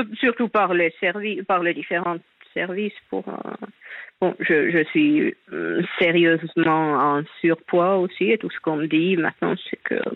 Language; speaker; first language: French; non-native, fluent; Finnish